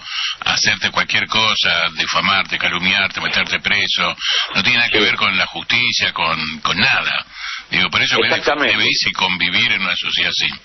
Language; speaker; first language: Spanish; native; Spanish